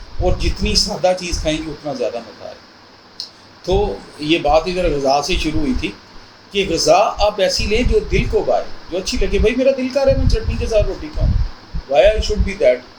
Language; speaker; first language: Urdu; non-native, local second language; Punjabi